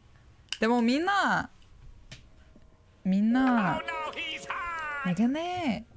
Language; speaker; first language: Japanese; non-native, learner; English